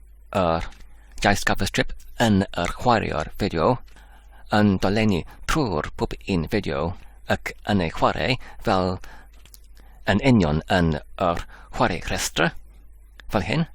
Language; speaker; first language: Welsh; non-native, learner; English